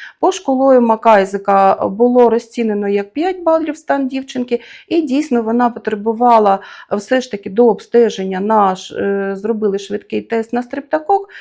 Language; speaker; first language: Ukrainian; native; Ukrainian